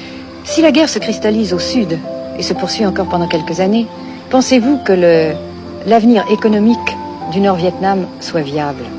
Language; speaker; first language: French; native; French